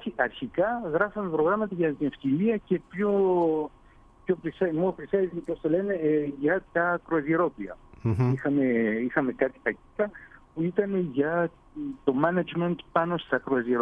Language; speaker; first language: Greek; early bilingual, heritage; Greek